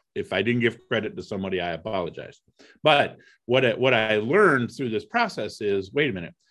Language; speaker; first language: English; native; English